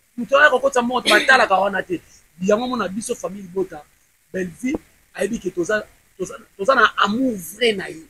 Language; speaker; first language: Lingala; non-native, local second language; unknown